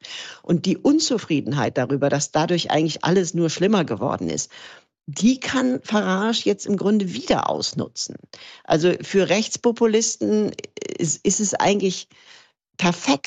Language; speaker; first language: German; native; German